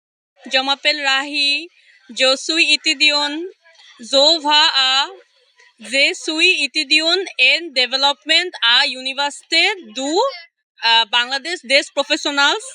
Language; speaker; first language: French; non-native, learner; Bangla